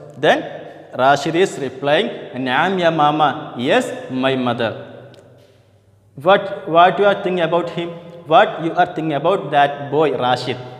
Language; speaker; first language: English; non-native, local second language; Malayalam